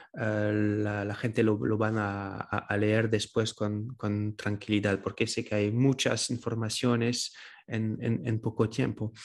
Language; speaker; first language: Spanish; non-native, fluent; French